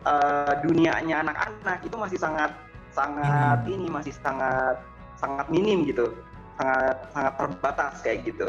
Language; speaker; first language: Indonesian; non-native, local second language; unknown